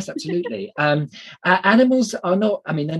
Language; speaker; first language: English; native; English